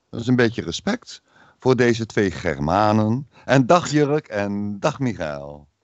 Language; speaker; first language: Dutch; native; Dutch